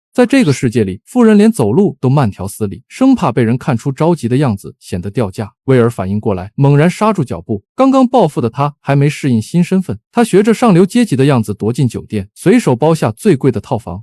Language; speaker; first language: Chinese; native; Chinese